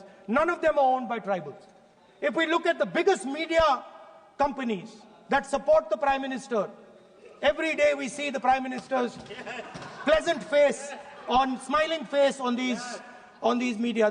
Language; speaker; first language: English; non-native, local second language; Hindi